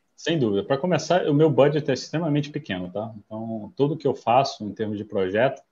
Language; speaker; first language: Portuguese; non-native, fluent; English